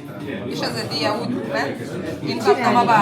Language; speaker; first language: Hungarian; non-native, learner; Russian